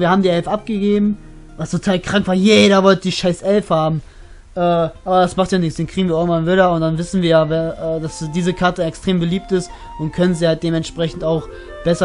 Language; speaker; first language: German; native; German